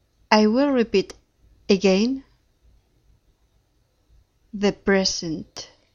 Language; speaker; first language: English; non-native, fluent; Spanish